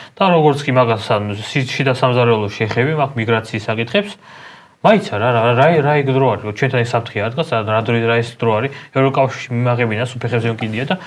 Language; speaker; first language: Georgian; non-native, local second language; Armenian